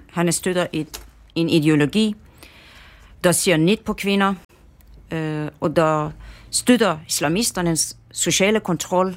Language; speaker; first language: Danish; non-native, fluent; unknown